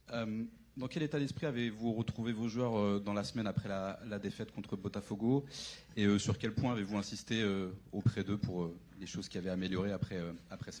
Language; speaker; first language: French; native; French